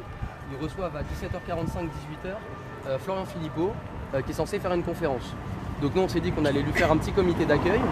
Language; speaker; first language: French; native; French